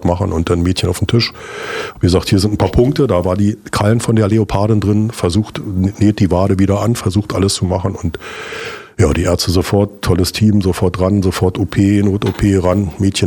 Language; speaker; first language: German; native; German